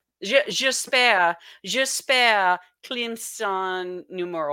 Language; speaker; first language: French; non-native, learner; English